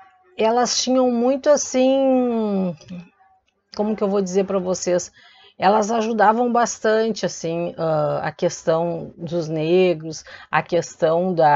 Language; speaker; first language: Portuguese; native; Portuguese